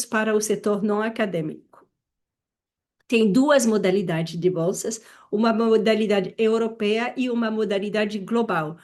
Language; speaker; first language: Portuguese; non-native, fluent; French